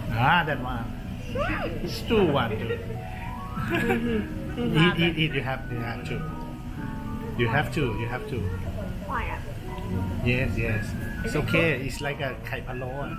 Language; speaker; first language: English; non-native, learner; Thai